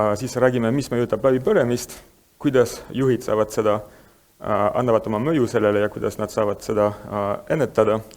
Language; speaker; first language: Estonian; non-native, fluent; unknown